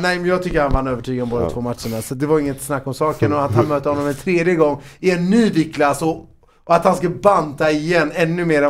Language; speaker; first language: Swedish; native; Swedish